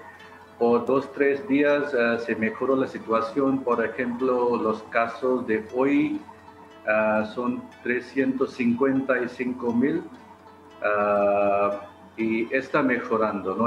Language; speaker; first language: Spanish; non-native, fluent; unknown